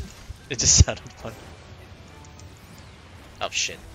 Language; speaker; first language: English; native; English